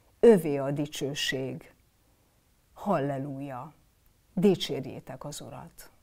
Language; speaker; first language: Hungarian; native; Hungarian